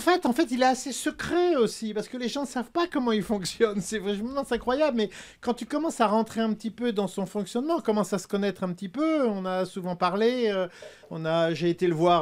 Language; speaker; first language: French; native; French